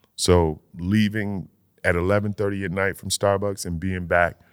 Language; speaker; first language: English; native; English